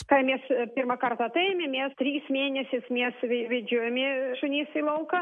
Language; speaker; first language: Lithuanian; non-native, learner; Russian